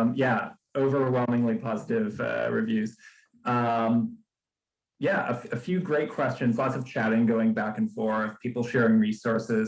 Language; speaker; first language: English; native; English